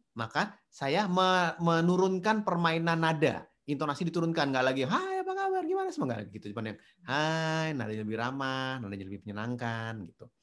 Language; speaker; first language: Indonesian; native; Indonesian